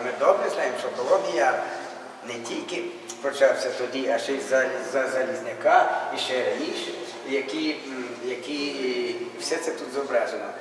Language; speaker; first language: Ukrainian; native; Ukrainian